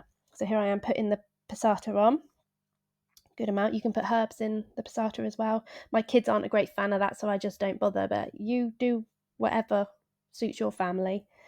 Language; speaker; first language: English; native; English